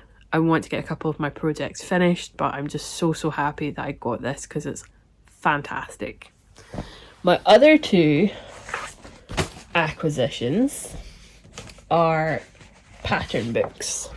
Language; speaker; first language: English; native; English